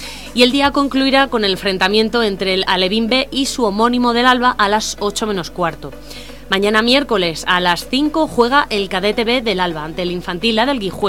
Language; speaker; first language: Spanish; native; Spanish